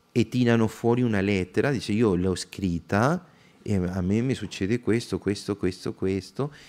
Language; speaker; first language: Italian; non-native, fluent; Spanish